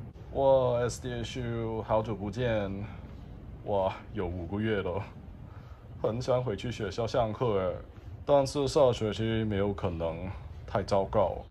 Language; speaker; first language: Chinese; non-native, learner; English